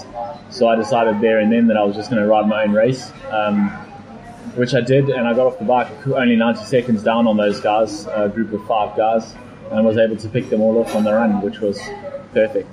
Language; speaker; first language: English; native; English